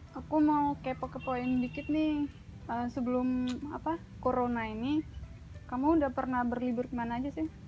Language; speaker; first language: Indonesian; native; Indonesian